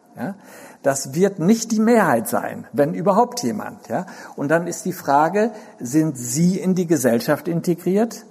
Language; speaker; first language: German; native; German